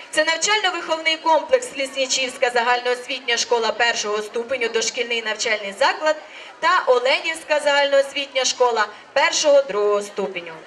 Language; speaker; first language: Ukrainian; native; Ukrainian